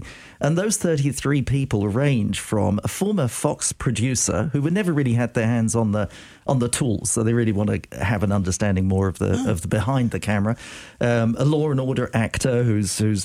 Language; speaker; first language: English; native; English